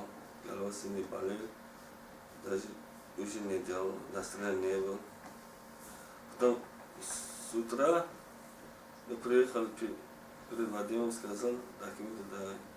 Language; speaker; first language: Russian; non-native, learner; Tajik